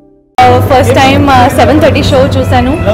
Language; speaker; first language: Telugu; non-native, learner; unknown